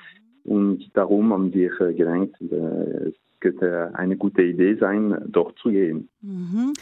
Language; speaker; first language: German; non-native, local second language; French